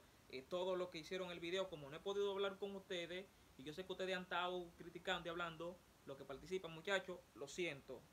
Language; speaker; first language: Spanish; native; Spanish